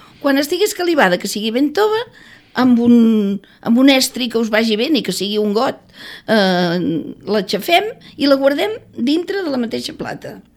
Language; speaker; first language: Catalan; native; Catalan